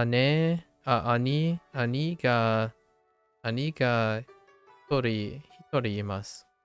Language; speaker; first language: Japanese; non-native, learner; English